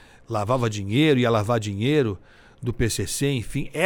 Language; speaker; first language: Portuguese; native; Portuguese